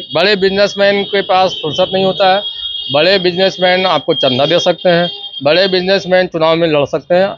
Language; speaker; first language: Hindi; native; Hindi